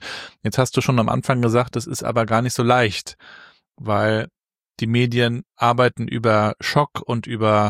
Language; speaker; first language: German; native; German